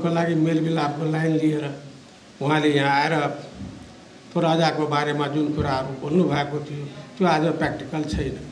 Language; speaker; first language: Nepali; non-native, local second language; Maithili